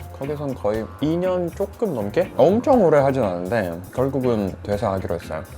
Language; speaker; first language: Korean; non-native, fluent; Russian